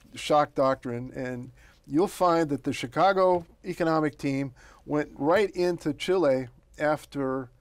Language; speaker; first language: English; native; English